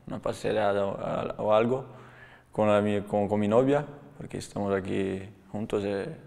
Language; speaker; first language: Spanish; non-native, learner; Portuguese